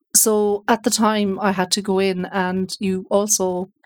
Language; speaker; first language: English; native; English